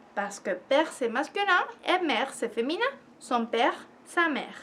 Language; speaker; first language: French; non-native, fluent; Spanish